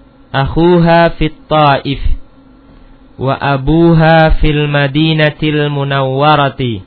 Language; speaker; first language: Arabic; non-native, fluent; Indonesian